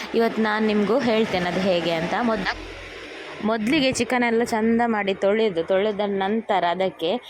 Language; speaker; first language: Kannada; native; Kannada